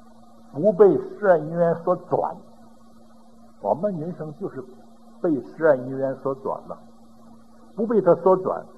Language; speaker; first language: Chinese; native; Chinese